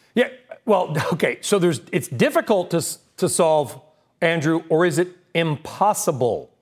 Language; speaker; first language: English; native; English